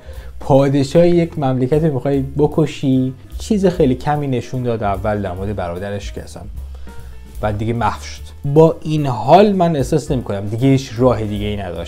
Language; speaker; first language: Persian; native; Persian